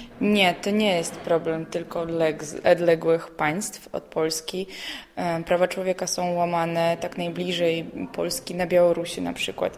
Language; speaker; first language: Polish; non-native, fluent; Belarusian